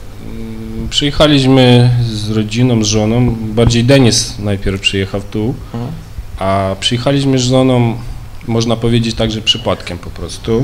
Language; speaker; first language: Polish; early bilingual, other home language; Ukrainian